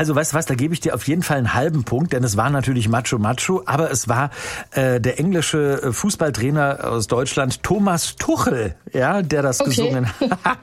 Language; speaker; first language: German; native; German